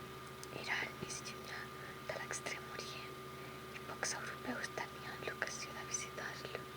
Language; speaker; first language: Catalan; non-native, local second language; Spanish